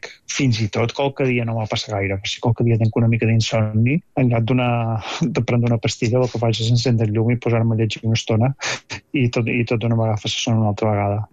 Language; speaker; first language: Catalan; native; Catalan